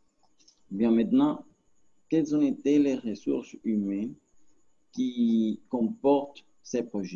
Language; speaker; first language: French; non-native, learner; Spanish